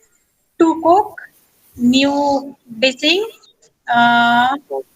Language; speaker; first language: English; non-native, learner; Hindi